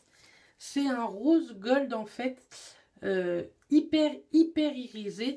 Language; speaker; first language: French; native; French